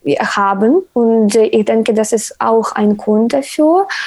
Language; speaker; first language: German; non-native, learner; Ukrainian